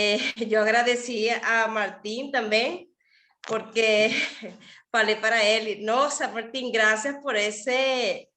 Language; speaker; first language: Portuguese; non-native, learner; Spanish